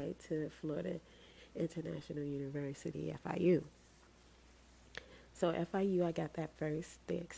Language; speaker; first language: English; native; English